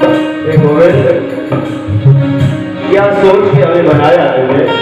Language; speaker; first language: Hindi; native; Hindi